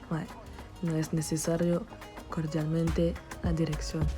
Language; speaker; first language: Spanish; non-native, learner; French